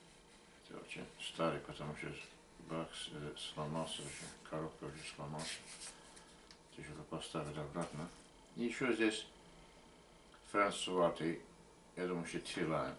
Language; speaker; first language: Russian; non-native, learner; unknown